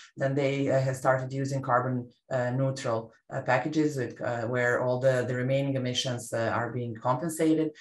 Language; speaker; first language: English; non-native, fluent; Serbian